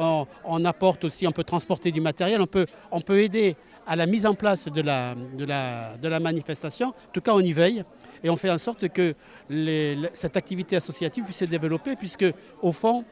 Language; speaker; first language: French; native; French